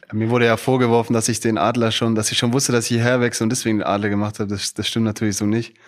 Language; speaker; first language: German; native; German